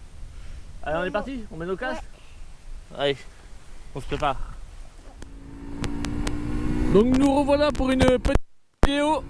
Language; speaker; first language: French; native; French